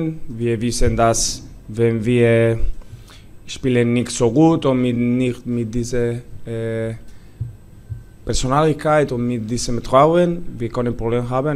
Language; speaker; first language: German; non-native, fluent; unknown